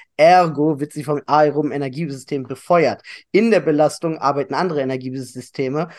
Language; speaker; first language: German; native; German